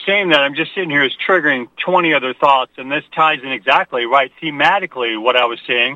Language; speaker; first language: English; native; English